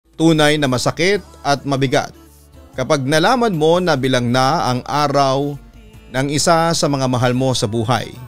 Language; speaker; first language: Filipino; native; Filipino